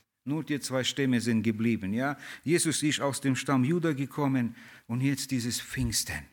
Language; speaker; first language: German; early bilingual, heritage; German